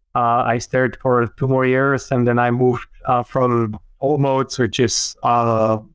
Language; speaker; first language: English; non-native, fluent; Czech